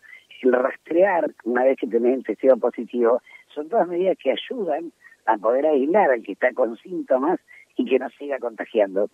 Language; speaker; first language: Spanish; native; Spanish